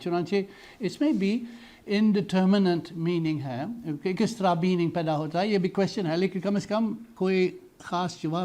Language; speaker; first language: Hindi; non-native, fluent; English